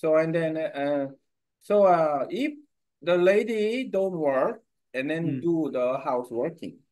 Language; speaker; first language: English; non-native, learner; Korean